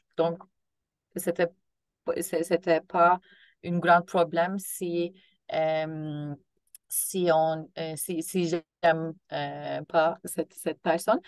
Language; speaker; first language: French; non-native, learner; Turkish